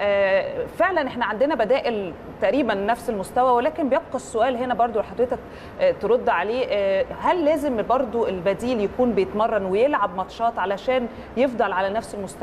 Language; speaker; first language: Arabic; native; Arabic